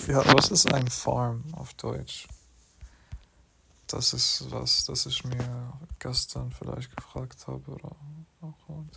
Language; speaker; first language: German; non-native, fluent; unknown